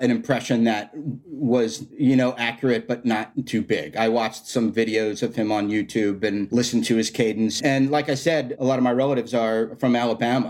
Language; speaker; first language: English; native; English